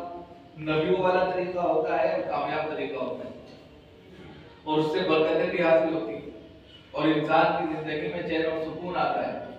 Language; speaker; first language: Urdu; native; Urdu